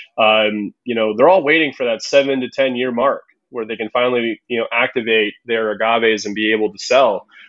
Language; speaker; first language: English; early bilingual, other home language; Spanish